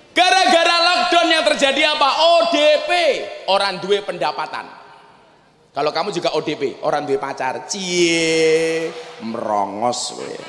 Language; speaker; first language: Indonesian; non-native, local second language; Javanese